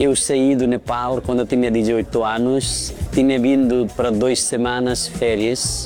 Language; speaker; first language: Portuguese; non-native, fluent; Nepali